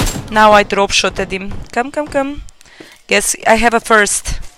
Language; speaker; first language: English; non-native, fluent; Croatian